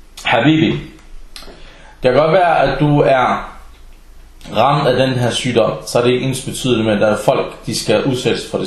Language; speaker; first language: Danish; early bilingual, other home language; Arabic